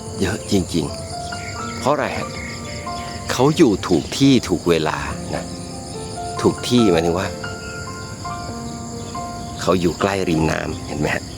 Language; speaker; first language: Thai; native; Thai